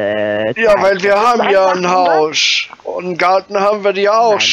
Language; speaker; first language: German; native; German